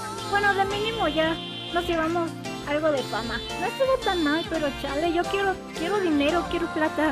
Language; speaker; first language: Spanish; native; Spanish